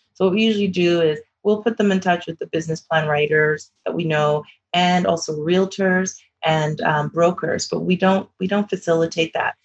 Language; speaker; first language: English; native; English